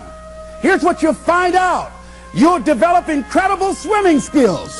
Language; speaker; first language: English; native; English